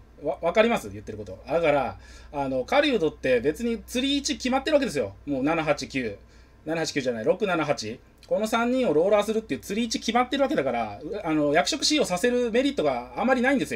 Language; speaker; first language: Japanese; native; Japanese